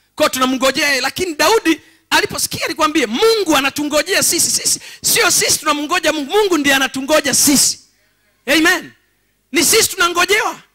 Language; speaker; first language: Swahili; native; Swahili